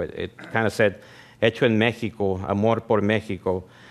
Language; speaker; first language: Spanish; early bilingual, heritage; Spanish